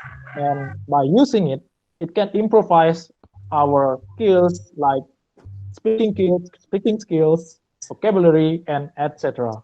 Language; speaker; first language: English; non-native, learner; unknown